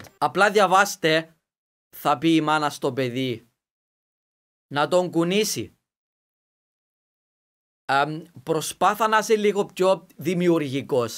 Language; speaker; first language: Greek; native; Greek